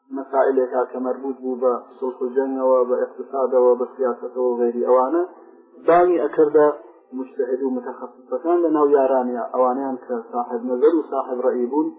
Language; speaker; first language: Central Kurdish; non-native, local second language; Gurani